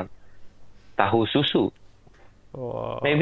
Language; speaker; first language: English; non-native, learner; Indonesian